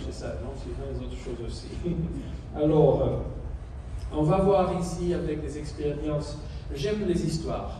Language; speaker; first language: French; non-native, learner; Spanish